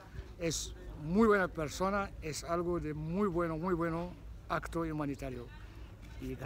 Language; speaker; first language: Spanish; non-native, learner; Arabic